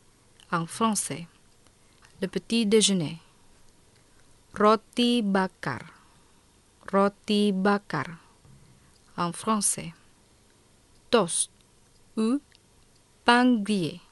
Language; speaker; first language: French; non-native, fluent; Indonesian